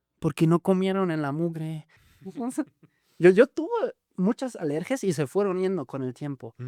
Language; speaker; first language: Spanish; non-native, fluent; German